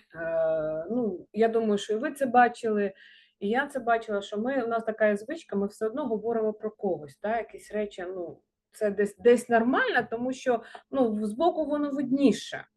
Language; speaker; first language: Ukrainian; non-native, local second language; Russian